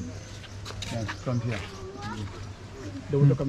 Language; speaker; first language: English; non-native, learner; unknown